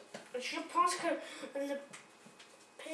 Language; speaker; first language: French; non-native, learner; English